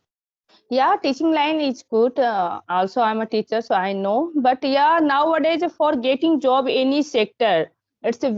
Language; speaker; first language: English; non-native, learner; Hindi